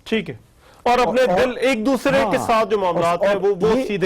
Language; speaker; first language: Urdu; native; Urdu